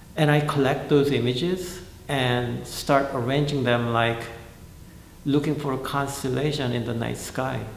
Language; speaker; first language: English; non-native, fluent; Korean